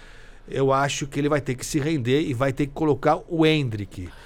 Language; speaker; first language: Portuguese; native; Portuguese